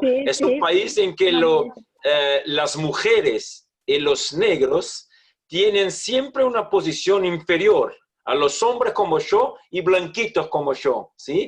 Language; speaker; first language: Spanish; non-native, fluent; Portuguese